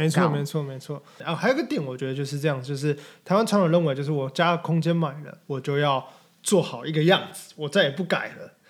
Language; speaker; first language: Chinese; native; Chinese